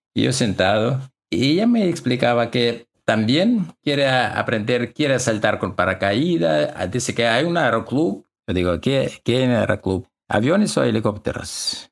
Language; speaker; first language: Spanish; non-native, learner; Russian